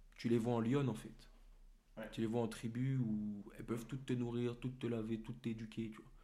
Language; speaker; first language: French; native; French